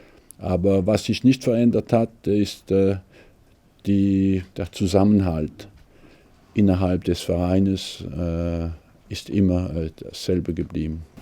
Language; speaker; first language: German; non-native, fluent; French